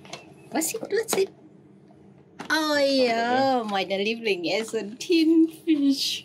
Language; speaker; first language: German; non-native, learner; Thai